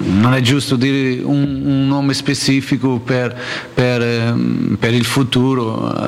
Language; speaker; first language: Italian; non-native, learner; Portuguese